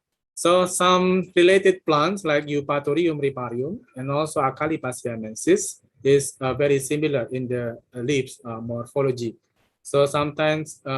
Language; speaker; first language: English; non-native, fluent; Indonesian